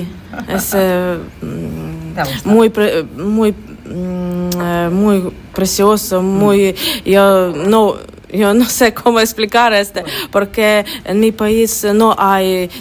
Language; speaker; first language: Spanish; non-native, learner; Ukrainian